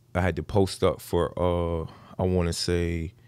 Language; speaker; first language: English; native; English